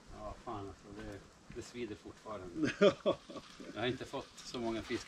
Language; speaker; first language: Swedish; non-native, fluent; Italian